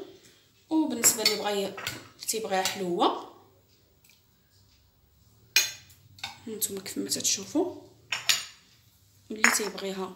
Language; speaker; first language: Arabic; native; Arabic